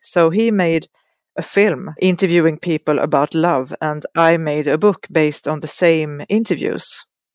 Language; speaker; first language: English; non-native, fluent; Swedish